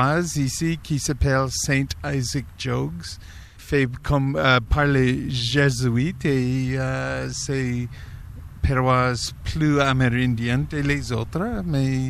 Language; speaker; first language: French; non-native, learner; English